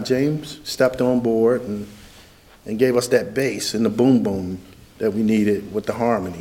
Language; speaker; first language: English; native; English